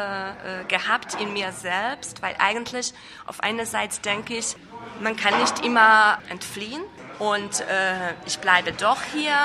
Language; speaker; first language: German; non-native, fluent; Hungarian